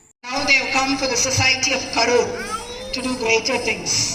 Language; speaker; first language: English; non-native, local second language; Tamil